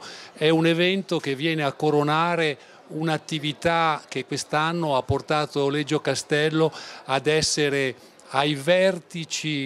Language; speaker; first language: Italian; native; Italian